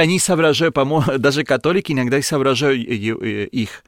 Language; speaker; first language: Russian; non-native, learner; Spanish